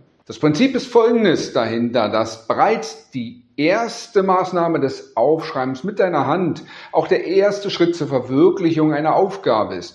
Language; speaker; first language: German; native; German